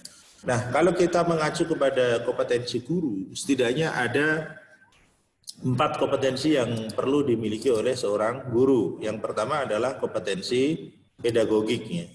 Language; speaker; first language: Indonesian; non-native, local second language; Javanese